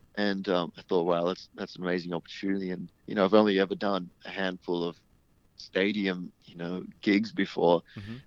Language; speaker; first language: English; early bilingual, other home language; Hindi